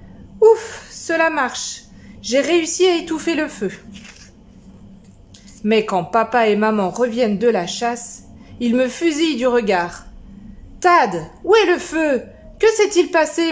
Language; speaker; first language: French; native; French